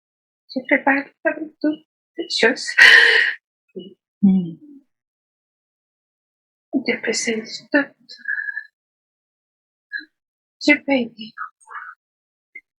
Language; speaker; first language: French; non-native, learner; Spanish